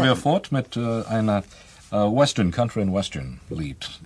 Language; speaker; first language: German; non-native, learner; English